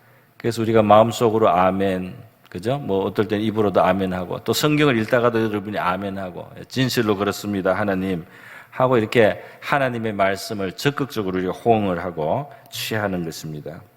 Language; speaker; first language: Korean; native; Korean